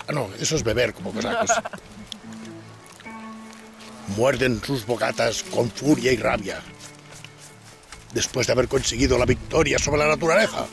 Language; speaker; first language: Spanish; non-native, local second language; Catalan